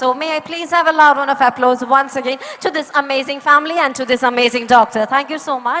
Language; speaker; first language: English; non-native, local second language; Malayalam